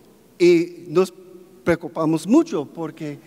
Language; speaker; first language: Spanish; non-native, fluent; English